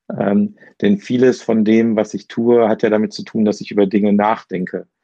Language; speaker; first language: German; native; German